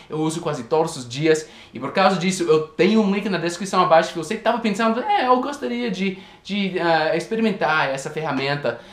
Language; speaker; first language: Portuguese; non-native, fluent; English